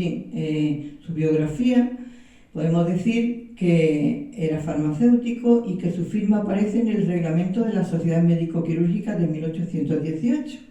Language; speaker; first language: Spanish; native; Spanish